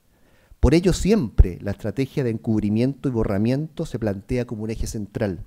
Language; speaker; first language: Spanish; native; Spanish